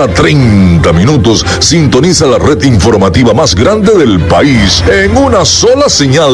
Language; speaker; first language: Spanish; native; Spanish